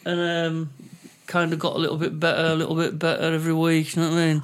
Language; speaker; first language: English; native; English